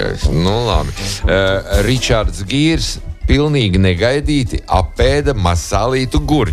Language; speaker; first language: Latvian; native; Latvian